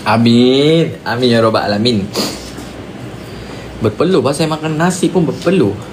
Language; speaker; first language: Malay; native; Malay